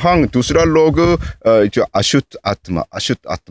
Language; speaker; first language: Hindi; non-native, learner; Korean